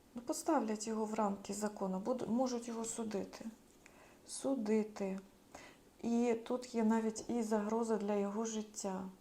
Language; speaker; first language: Ukrainian; non-native, local second language; Russian